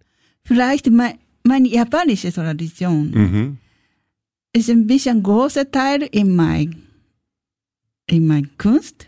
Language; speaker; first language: German; non-native, learner; Japanese